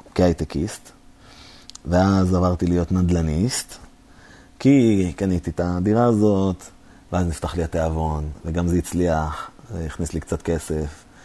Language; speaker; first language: Hebrew; native; Hebrew